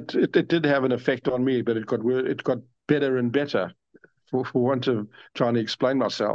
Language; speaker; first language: English; native; English